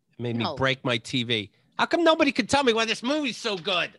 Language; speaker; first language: English; native; English